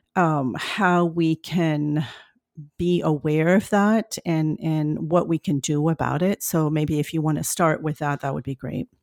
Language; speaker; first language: English; non-native, fluent; French